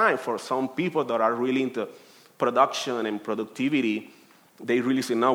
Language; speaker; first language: English; non-native, fluent; Spanish